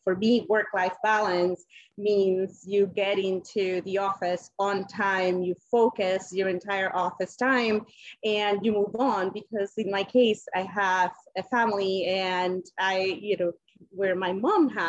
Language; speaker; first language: English; non-native, fluent; Spanish